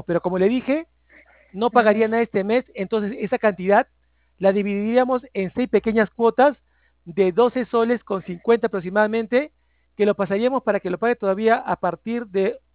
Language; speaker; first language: Spanish; native; Spanish